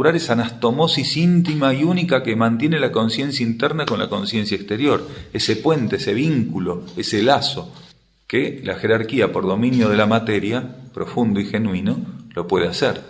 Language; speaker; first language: Spanish; native; Spanish